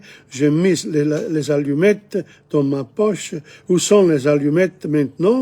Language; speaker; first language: French; non-native, fluent; English